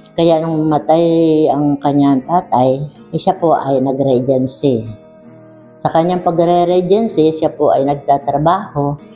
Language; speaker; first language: Filipino; non-native, local second language; Bikol